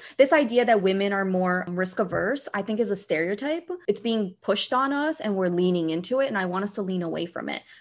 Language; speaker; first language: English; early bilingual, other home language; Portuguese